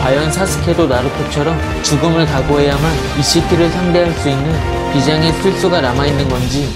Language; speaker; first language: Korean; native; Korean